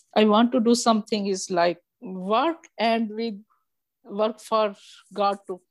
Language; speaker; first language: English; non-native, local second language; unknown